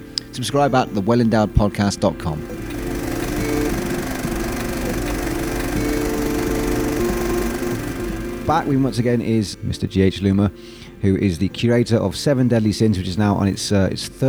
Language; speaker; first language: English; native; English